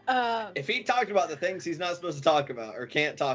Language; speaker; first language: English; native; English